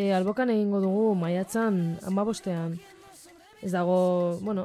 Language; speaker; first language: Basque; non-native, local second language; Spanish